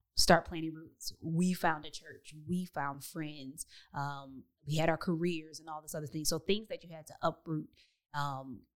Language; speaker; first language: English; native; English